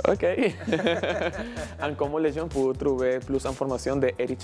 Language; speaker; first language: French; non-native, learner; Spanish